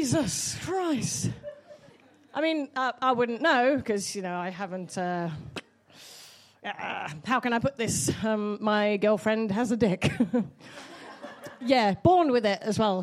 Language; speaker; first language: English; native; English